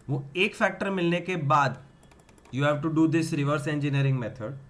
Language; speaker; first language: Hindi; non-native, local second language; Gujarati